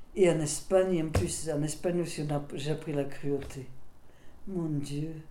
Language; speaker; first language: French; non-native, local second language; Swiss German